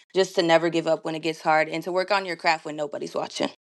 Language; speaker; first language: English; native; English